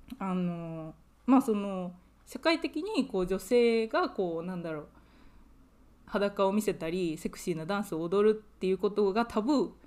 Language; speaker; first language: Japanese; native; Japanese